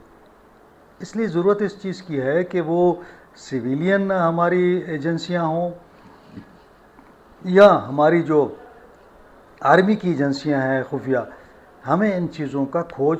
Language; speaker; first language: Urdu; native; Urdu